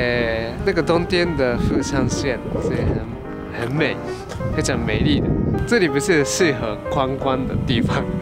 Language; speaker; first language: Chinese; non-native, fluent; Japanese